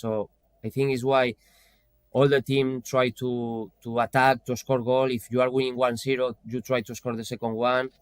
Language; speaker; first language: English; non-native, fluent; Spanish